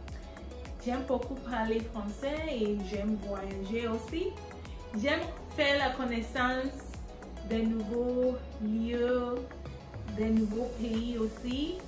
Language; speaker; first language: French; non-native, fluent; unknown